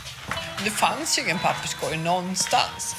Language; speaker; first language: Swedish; native; Swedish